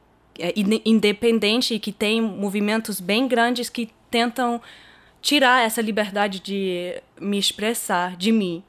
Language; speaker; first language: Portuguese; early bilingual, heritage; German